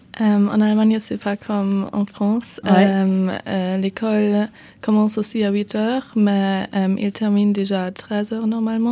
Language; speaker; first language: French; non-native, learner; German